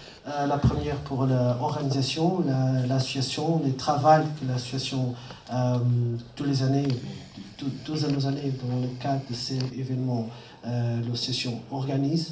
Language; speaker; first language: French; non-native, fluent; Portuguese